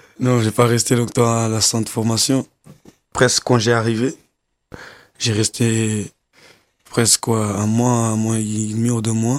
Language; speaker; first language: French; non-native, learner; Kabuverdianu